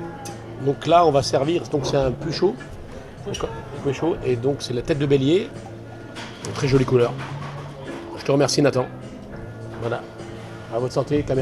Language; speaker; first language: French; native; French